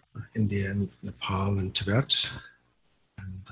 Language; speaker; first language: English; native; English